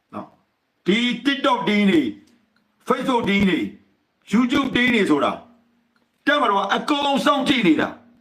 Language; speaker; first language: Burmese; native; Burmese